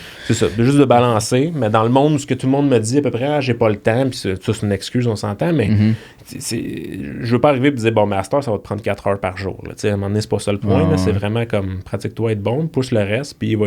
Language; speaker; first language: French; native; French